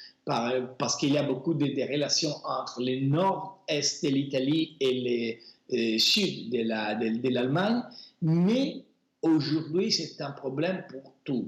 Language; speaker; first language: French; non-native, fluent; Italian